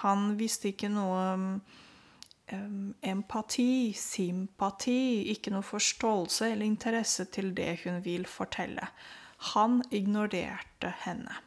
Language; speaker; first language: Norwegian; non-native, fluent; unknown